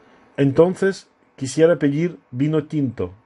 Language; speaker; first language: Spanish; non-native, fluent; Russian